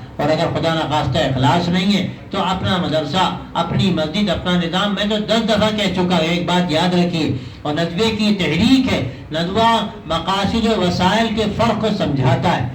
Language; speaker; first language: Urdu; native; Urdu